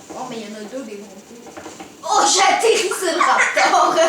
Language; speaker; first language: French; native; French